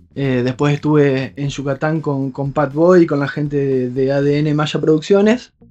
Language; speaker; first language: Spanish; native; Spanish